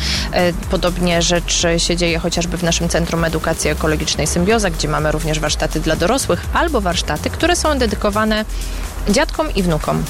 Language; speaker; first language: Polish; native; Polish